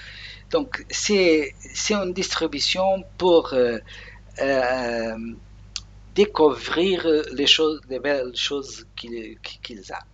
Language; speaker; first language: French; non-native, learner; Portuguese